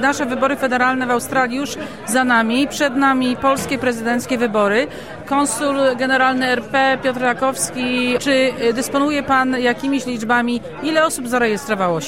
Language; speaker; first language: Polish; native; Polish